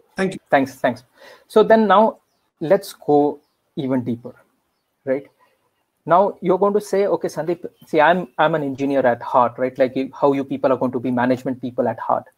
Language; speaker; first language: English; non-native, local second language; Marathi